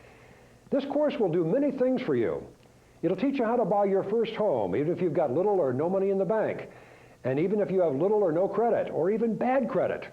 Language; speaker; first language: English; native; English